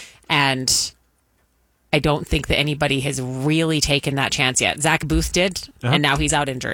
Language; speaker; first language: English; native; English